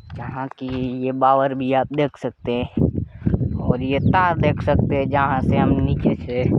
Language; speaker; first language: Hindi; non-native, local second language; Gujarati